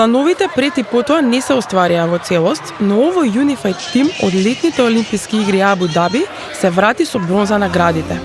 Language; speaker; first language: Macedonian; native; Macedonian